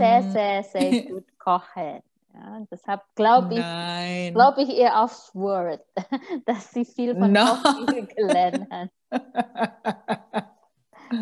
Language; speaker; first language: German; non-native, fluent; Indonesian